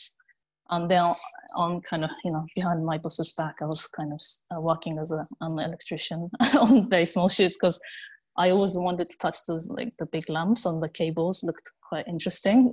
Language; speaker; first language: English; non-native, fluent; Japanese